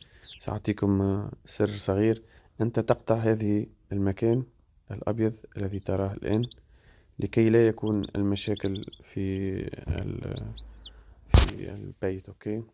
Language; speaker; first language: Arabic; early bilingual, heritage; Arabic